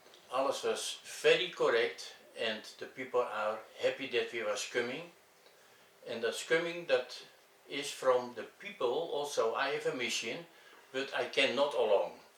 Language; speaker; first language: English; non-native, learner; Dutch